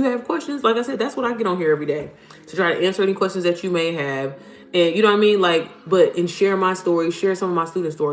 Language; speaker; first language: English; native; English